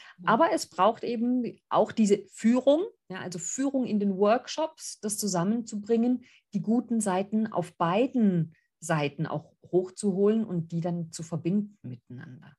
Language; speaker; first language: German; early bilingual, other home language; Greek